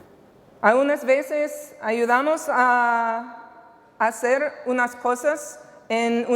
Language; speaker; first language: Spanish; non-native, learner; English